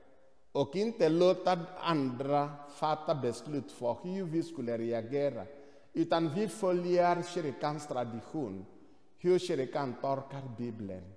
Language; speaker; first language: Swedish; non-native, fluent; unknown